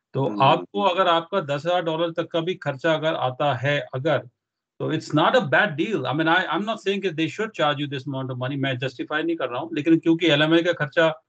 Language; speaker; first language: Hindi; non-native, local second language; Punjabi